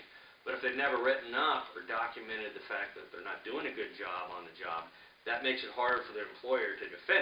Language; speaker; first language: English; native; English